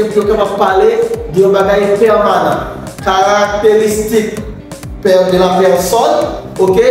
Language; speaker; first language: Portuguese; non-native, fluent; Haitian Creole